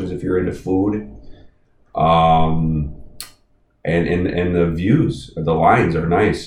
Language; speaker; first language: English; native; English